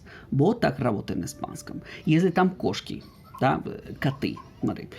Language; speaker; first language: Russian; non-native, fluent; Spanish